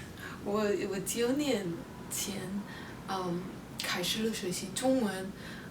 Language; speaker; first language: Chinese; non-native, learner; English